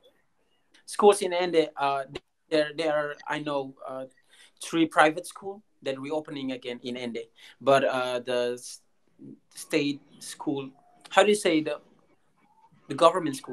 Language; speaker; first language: English; non-native, learner; Indonesian